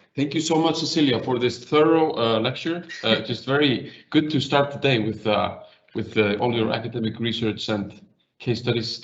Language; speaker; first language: English; non-native, fluent; Icelandic